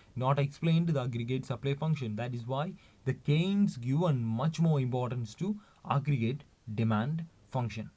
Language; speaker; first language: English; non-native, local second language; Malayalam